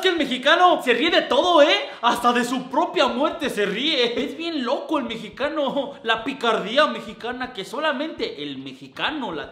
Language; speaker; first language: Spanish; native; Spanish